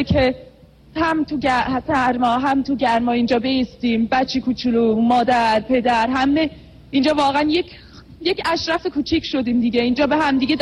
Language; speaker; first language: Persian; non-native, fluent; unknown